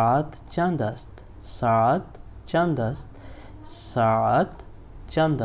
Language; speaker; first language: Persian; non-native, fluent; Urdu